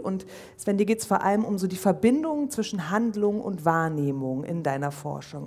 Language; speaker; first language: German; native; German